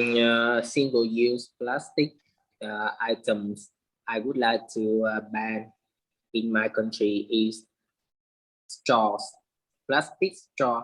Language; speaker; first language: English; non-native, learner; Vietnamese